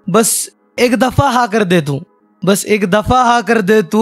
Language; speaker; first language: Hindi; non-native, local second language; Marathi